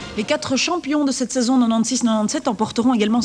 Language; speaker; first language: French; native; French